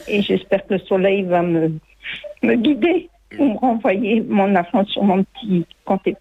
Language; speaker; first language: French; native; French